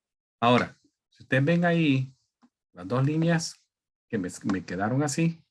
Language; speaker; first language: Spanish; native; Spanish